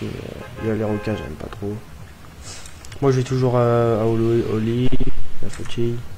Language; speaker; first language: French; native; French